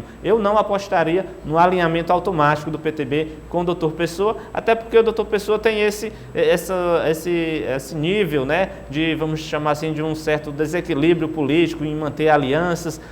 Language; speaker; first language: Portuguese; native; Portuguese